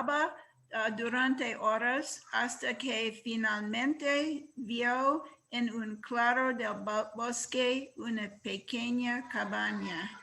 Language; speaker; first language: Spanish; non-native, learner; English